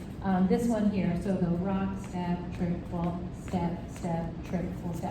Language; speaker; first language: English; native; English